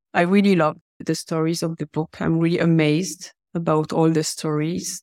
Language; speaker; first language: English; non-native, fluent; French